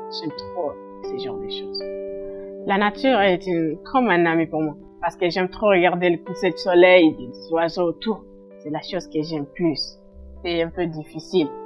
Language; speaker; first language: French; non-native, learner; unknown